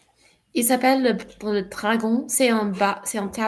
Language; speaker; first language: French; non-native, learner; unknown